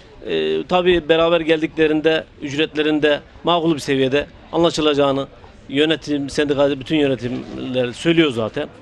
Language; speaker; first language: Turkish; native; Turkish